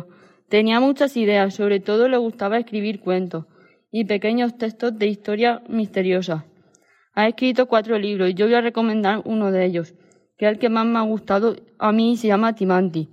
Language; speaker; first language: Spanish; native; Spanish